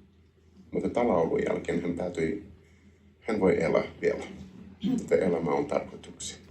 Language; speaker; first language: Finnish; non-native, learner; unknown